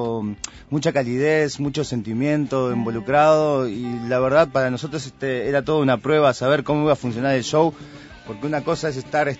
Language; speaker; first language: Spanish; native; Spanish